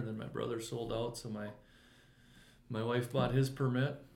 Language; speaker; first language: English; native; English